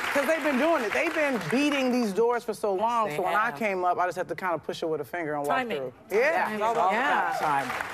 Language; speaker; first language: English; native; English